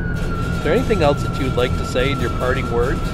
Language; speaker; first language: English; native; English